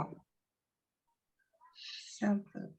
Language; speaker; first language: English; non-native, learner; Spanish